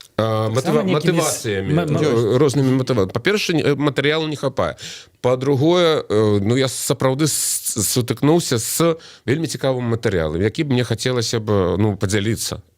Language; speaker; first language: Belarusian; native; Belarusian